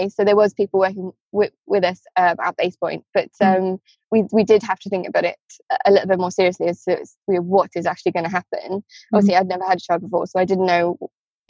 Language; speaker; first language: English; native; English